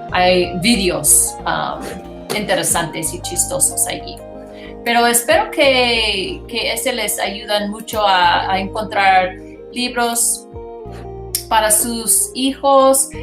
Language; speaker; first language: Spanish; non-native, fluent; English